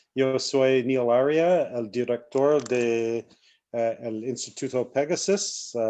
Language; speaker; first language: Spanish; non-native, learner; English